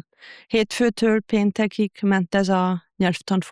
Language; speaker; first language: Hungarian; non-native, fluent; German